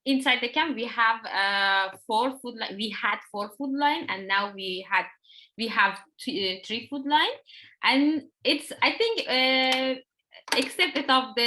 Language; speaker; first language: English; non-native, learner; Persian